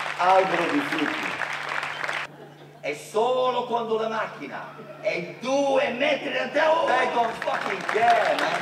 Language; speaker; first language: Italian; non-native, fluent; English